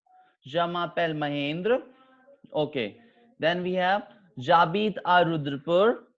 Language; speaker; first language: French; non-native, fluent; Hindi